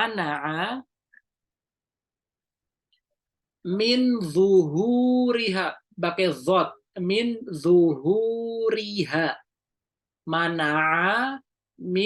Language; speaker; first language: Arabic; non-native, fluent; Indonesian